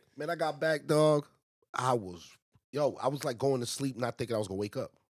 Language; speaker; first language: English; native; English